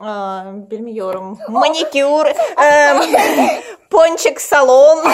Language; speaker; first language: Turkish; non-native, learner; Russian